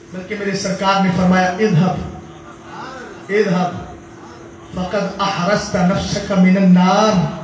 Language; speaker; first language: Urdu; native; Urdu